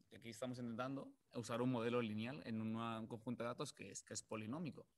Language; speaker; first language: Spanish; native; Spanish